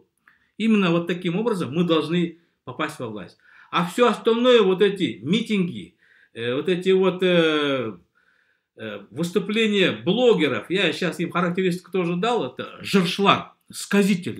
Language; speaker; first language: Russian; native; Russian